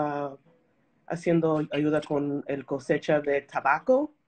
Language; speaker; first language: Spanish; early bilingual, heritage; Spanish